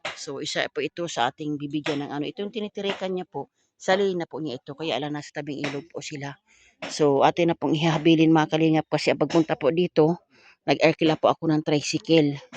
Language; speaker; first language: Filipino; native; Filipino